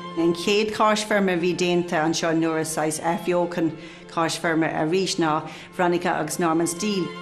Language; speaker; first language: Irish; non-native, local second language; English